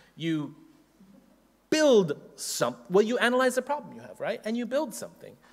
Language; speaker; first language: English; native; English